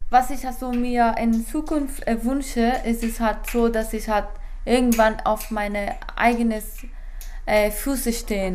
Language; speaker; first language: German; non-native, fluent; Persian